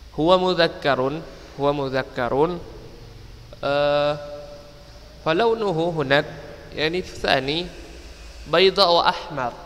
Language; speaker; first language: Arabic; non-native, fluent; Indonesian